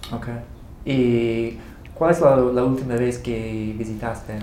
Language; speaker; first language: Spanish; non-native, fluent; English